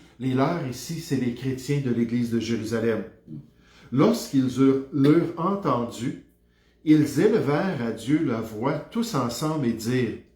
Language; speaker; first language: French; native; French